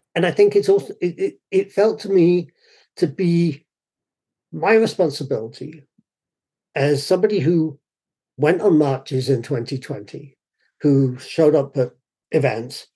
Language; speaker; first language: English; native; English